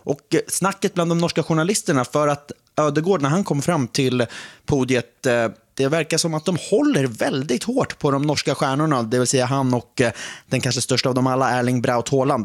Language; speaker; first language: Swedish; native; Swedish